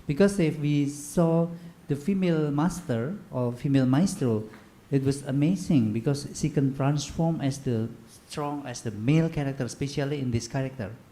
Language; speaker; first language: English; non-native, learner; Indonesian